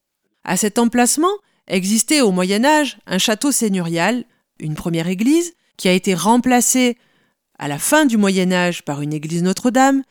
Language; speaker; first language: French; native; French